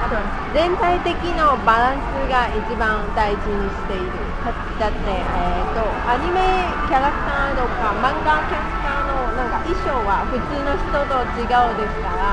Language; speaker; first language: Japanese; non-native, fluent; Chinese